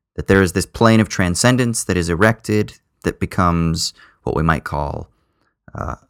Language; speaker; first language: English; native; English